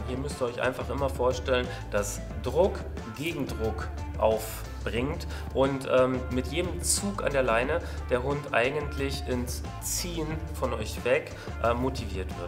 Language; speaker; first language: German; native; German